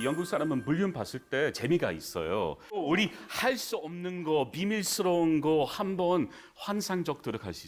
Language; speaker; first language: Korean; non-native, fluent; English